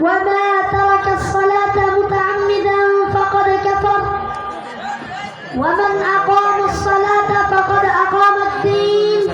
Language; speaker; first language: Arabic; non-native, learner; Bangla